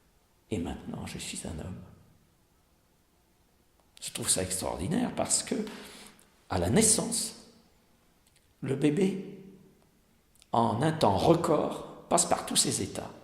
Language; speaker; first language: French; native; French